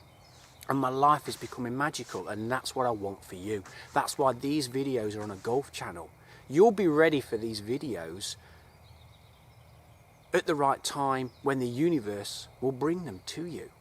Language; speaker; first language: English; native; English